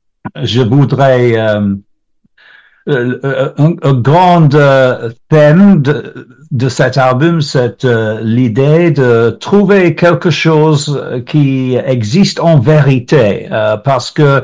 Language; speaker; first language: French; non-native, learner; English